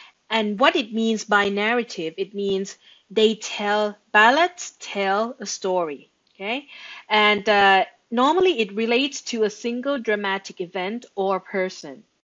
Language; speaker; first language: English; non-native, fluent; Thai